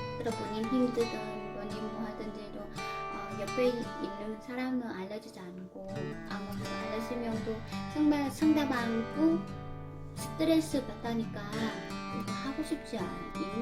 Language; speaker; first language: Korean; non-native, learner; Vietnamese